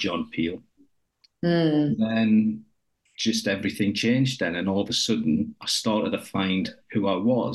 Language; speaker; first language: English; native; English